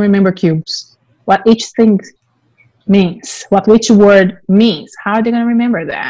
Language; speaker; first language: English; non-native, fluent; Portuguese